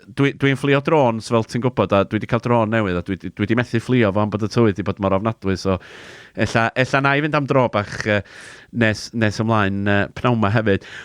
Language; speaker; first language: Welsh; native; Welsh